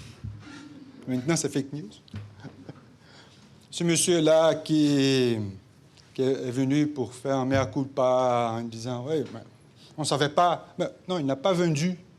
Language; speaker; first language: French; non-native, fluent; Portuguese